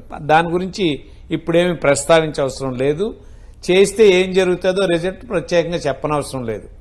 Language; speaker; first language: Telugu; native; Telugu